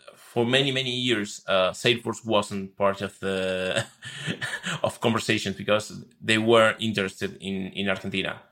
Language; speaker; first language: English; non-native, fluent; Spanish